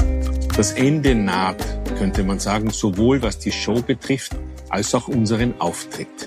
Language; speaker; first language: German; native; German